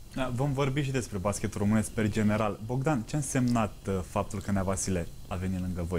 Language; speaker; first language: Romanian; native; Romanian